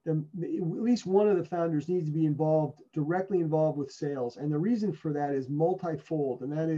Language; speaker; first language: English; native; English